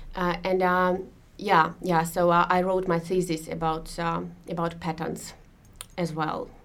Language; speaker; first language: English; non-native, fluent; Russian